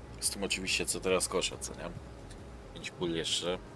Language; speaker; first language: Polish; native; Polish